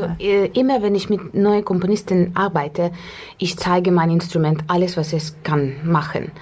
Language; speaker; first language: German; non-native, learner; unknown